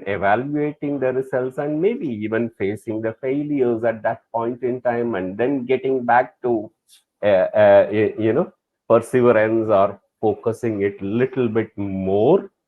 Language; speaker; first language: English; non-native, local second language; Tamil